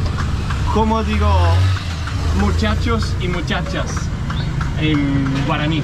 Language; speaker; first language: Spanish; non-native, fluent; Danish